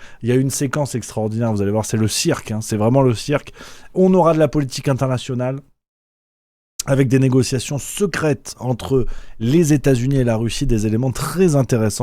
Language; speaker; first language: French; native; French